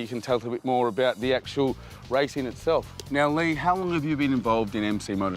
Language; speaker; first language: English; native; English